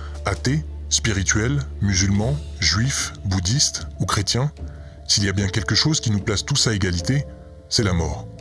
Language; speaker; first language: French; native; French